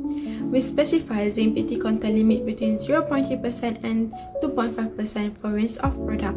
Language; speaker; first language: English; non-native, local second language; Malay